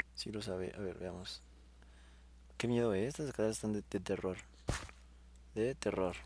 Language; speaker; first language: Spanish; native; Spanish